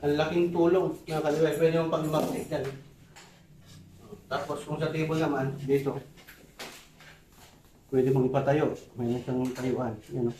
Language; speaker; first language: Filipino; native; Filipino